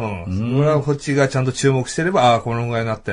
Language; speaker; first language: Japanese; native; Japanese